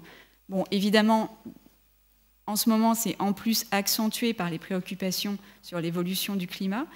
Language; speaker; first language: French; native; French